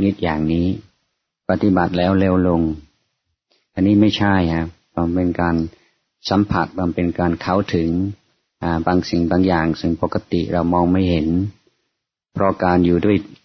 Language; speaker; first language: Thai; non-native, fluent; English